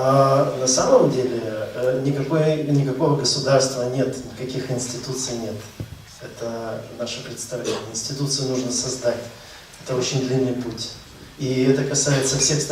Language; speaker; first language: Russian; native; Russian